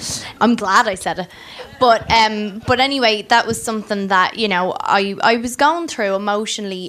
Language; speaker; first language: English; native; English